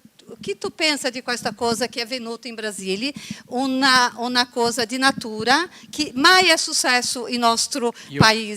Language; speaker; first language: Italian; non-native, learner; Portuguese